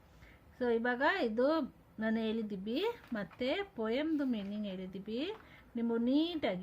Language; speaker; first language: Kannada; non-native, local second language; Hindi